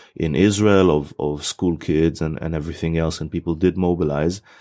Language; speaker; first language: English; non-native, fluent; Hebrew